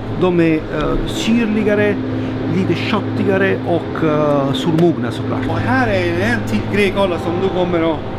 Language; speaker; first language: Swedish; non-native, fluent; Italian